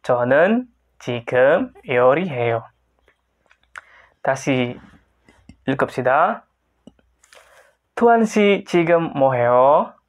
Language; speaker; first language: Korean; non-native, fluent; Indonesian